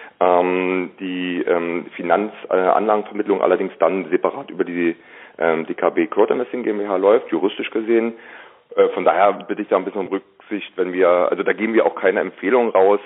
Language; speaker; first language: German; native; German